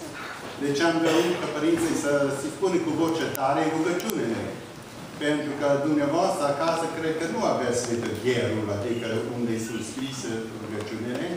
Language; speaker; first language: Romanian; early bilingual, heritage; Romanian